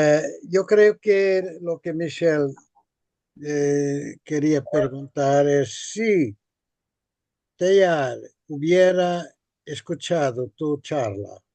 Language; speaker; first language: Spanish; non-native, fluent; Portuguese